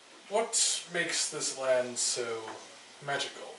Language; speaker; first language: English; native; English